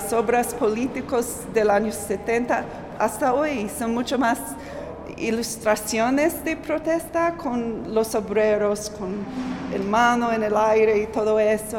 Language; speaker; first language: Spanish; non-native, fluent; English